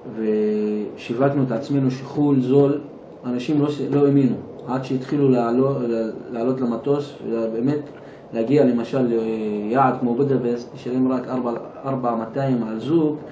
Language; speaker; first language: Hebrew; non-native, local second language; Arabic